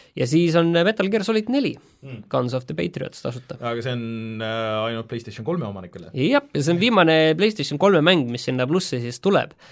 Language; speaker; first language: Estonian; native; Estonian